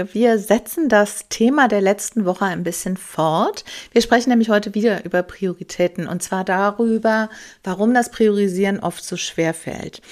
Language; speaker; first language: German; native; German